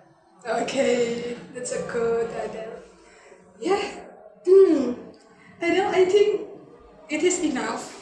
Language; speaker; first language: English; non-native, learner; Indonesian